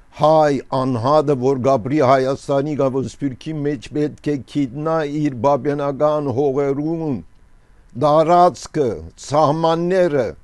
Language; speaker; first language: Armenian; early bilingual, heritage; Armenian